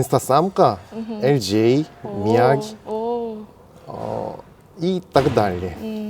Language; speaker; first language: Russian; non-native, learner; Korean